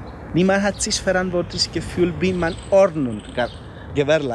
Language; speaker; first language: German; non-native, fluent; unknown